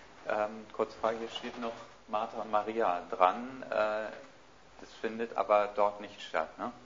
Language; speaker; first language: German; native; German